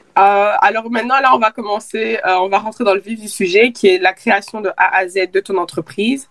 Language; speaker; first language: French; early bilingual, other home language; Lingala